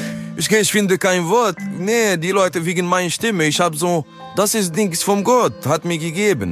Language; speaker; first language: German; non-native, learner; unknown